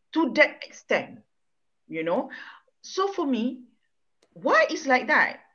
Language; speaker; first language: English; non-native, local second language; Malay